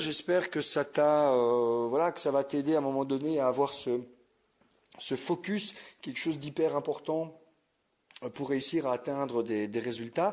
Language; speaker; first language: French; native; French